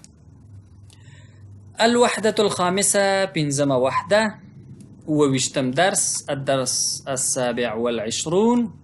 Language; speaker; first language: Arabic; non-native, fluent; Pashto